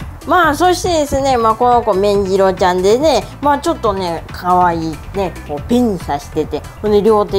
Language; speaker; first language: Japanese; native; Japanese